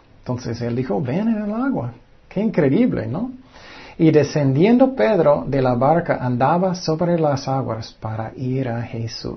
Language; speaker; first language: Spanish; non-native, fluent; English